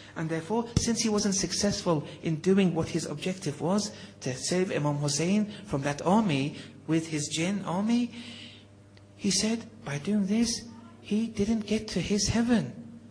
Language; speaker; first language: English; native; English